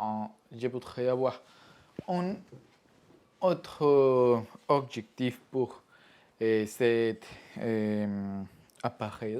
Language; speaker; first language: French; non-native, learner; Spanish